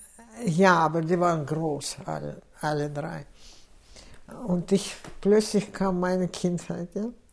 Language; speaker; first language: German; non-native, fluent; Russian